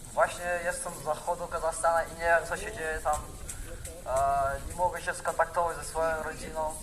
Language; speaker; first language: Polish; non-native, fluent; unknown